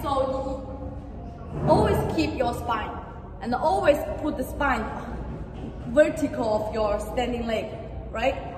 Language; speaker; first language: English; non-native, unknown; Chinese